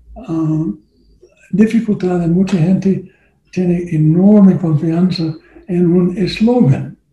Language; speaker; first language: Spanish; non-native, learner; English